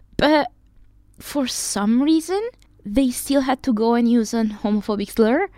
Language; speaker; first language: English; non-native, fluent; Italian